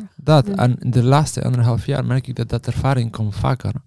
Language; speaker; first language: Dutch; non-native, fluent; Spanish